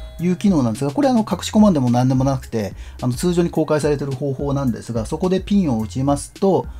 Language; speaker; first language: Japanese; native; Japanese